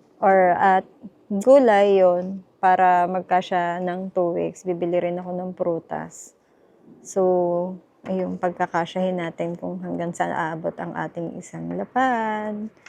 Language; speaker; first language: Filipino; native; Filipino